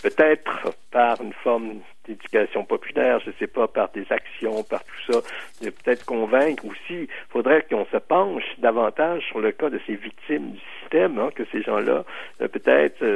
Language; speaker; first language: French; native; French